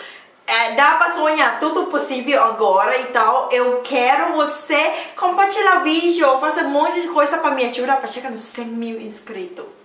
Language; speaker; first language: Portuguese; non-native, learner; Thai